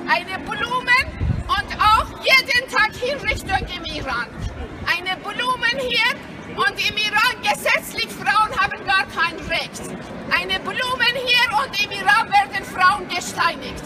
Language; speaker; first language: German; non-native, learner; Persian